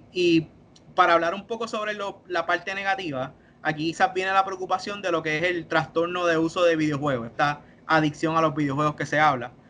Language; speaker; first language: Spanish; native; Spanish